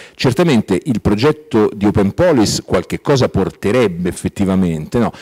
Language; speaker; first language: Italian; native; Italian